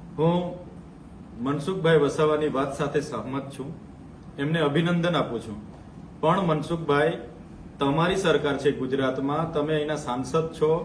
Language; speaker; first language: Gujarati; non-native, local second language; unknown